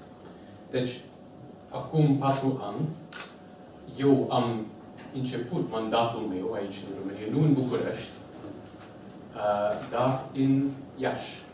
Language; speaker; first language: Romanian; non-native, fluent; English